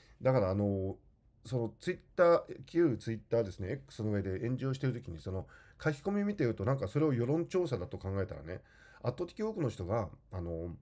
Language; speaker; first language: Japanese; native; Japanese